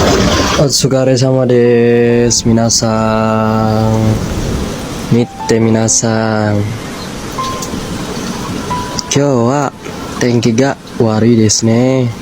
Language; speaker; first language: Japanese; non-native, learner; Indonesian